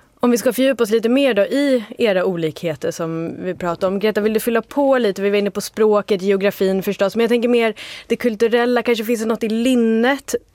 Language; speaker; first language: Swedish; native; Swedish